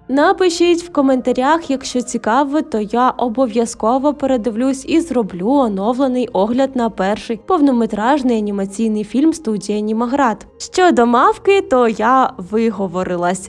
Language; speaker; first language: Ukrainian; non-native, local second language; Russian